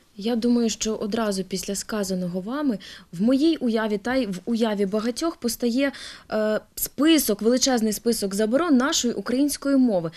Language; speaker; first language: Ukrainian; native; Ukrainian